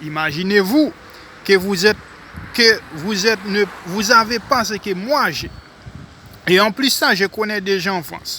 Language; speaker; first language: French; non-native, local second language; Haitian Creole